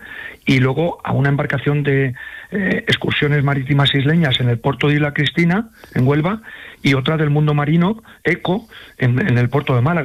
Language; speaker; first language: Spanish; native; Spanish